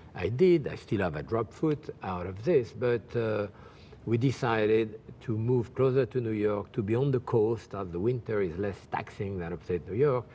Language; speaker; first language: English; non-native, fluent; French